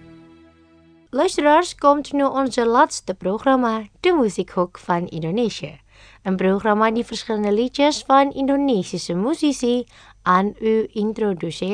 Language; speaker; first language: Dutch; non-native, fluent; Indonesian